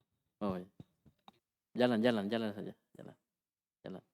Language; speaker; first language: Indonesian; native; Indonesian